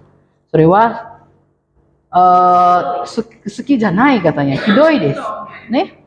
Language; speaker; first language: Japanese; non-native, fluent; Indonesian